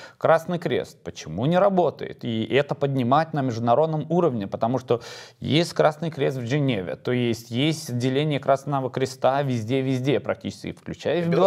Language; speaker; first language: Russian; non-native, fluent; Lithuanian